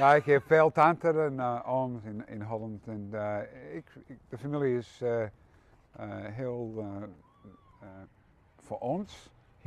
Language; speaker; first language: Dutch; early bilingual, heritage; English